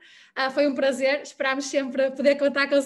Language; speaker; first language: Portuguese; native; Portuguese